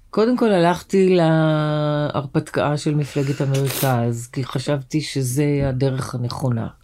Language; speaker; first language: Hebrew; native; Hebrew